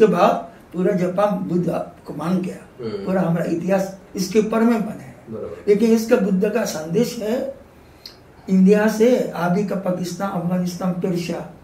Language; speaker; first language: Hindi; non-native, fluent; Japanese